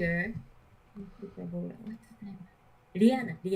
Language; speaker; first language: English; non-native, learner; Japanese